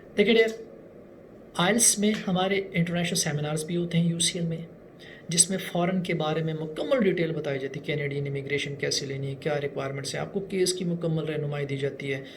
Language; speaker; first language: Urdu; non-native, local second language; Punjabi